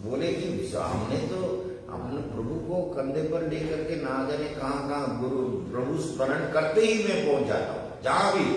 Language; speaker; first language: Hindi; non-native, local second language; Bangla